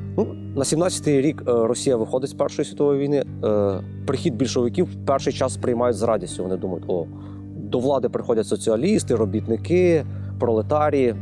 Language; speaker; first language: Ukrainian; native; Ukrainian